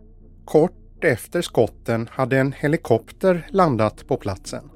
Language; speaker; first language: Swedish; native; Swedish